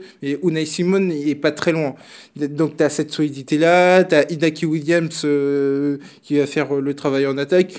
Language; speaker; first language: French; native; French